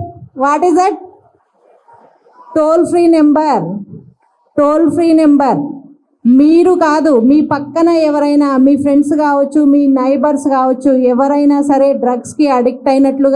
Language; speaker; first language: Telugu; native; Telugu